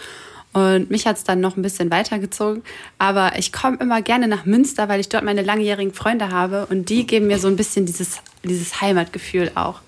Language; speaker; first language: German; native; German